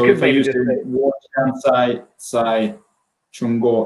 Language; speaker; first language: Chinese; non-native, learner; Swedish